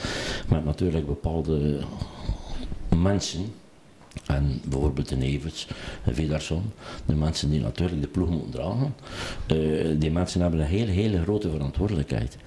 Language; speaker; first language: Dutch; native; Dutch